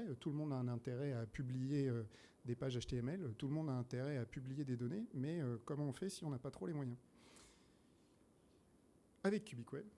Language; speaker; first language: French; native; French